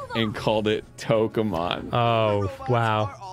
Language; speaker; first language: English; native; English